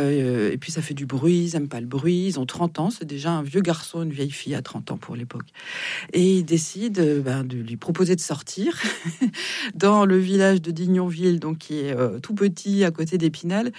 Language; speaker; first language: French; native; French